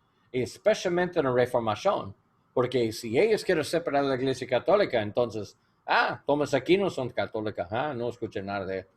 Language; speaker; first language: Spanish; non-native, learner; English